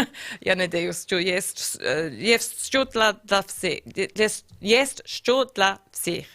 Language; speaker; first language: Russian; non-native, learner; English